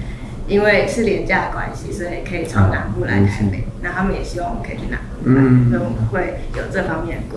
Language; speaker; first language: Chinese; native; Chinese